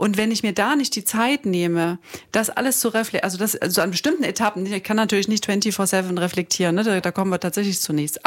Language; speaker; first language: German; native; German